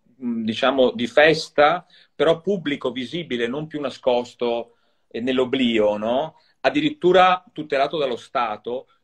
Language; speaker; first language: Italian; native; Italian